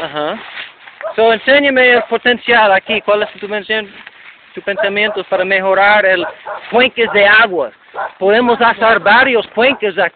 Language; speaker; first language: Spanish; non-native, learner; English